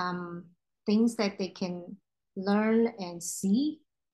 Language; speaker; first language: English; non-native, local second language; Cantonese